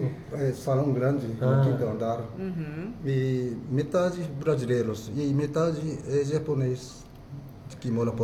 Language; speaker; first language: Portuguese; non-native, fluent; Japanese